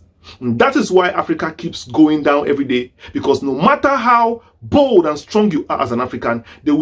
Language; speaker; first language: English; non-native, local second language; Igbo